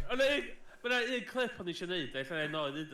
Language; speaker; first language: Welsh; native; Welsh